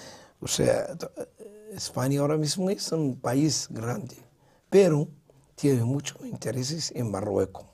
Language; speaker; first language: Spanish; non-native, learner; Arabic